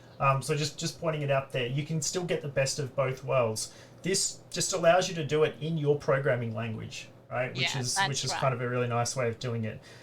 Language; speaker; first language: English; native; English